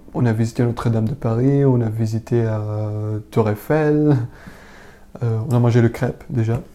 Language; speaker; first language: French; non-native, learner; Arabic